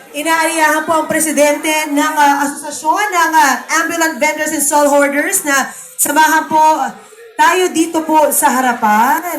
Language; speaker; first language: Filipino; native; Filipino